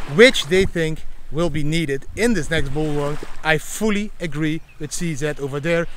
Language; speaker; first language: English; non-native, fluent; Dutch